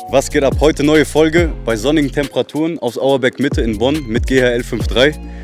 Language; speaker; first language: German; native; German